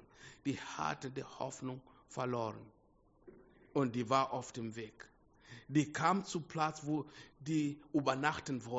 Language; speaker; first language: German; non-native, fluent; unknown